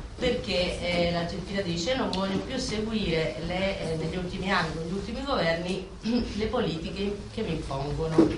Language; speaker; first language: Italian; non-native, fluent; Spanish